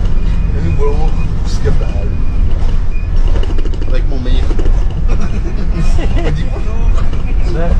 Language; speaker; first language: French; native; French